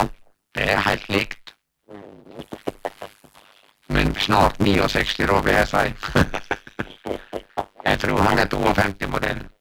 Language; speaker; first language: Norwegian; native; Norwegian